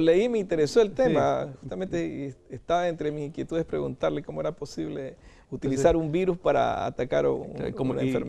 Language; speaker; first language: Spanish; native; Spanish